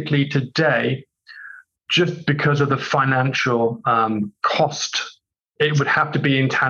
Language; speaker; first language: English; native; English